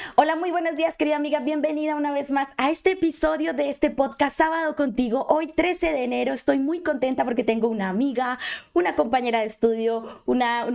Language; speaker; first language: Spanish; native; Spanish